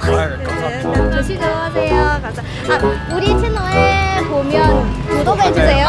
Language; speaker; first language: Korean; non-native, learner; Vietnamese